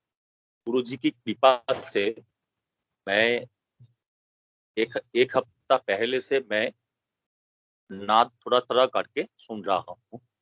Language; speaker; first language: Hindi; non-native, local second language; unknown